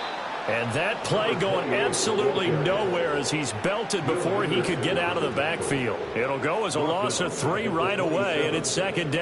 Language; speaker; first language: English; native; English